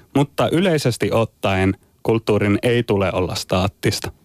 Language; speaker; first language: Finnish; native; Finnish